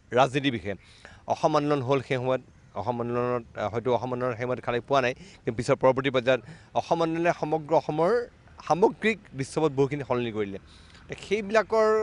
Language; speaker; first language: Assamese; native; Assamese